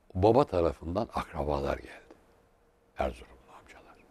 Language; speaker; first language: Turkish; native; Turkish